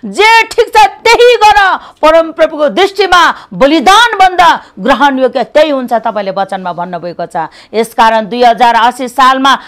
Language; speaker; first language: Nepali; native; Nepali